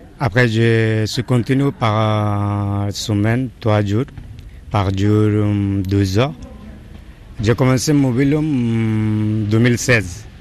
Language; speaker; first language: French; non-native, learner; Bangla